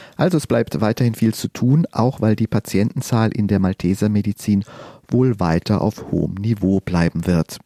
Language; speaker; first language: German; native; German